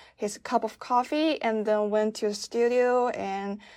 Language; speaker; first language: English; non-native, fluent; Chinese